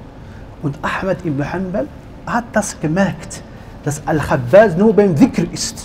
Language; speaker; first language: German; non-native, learner; Arabic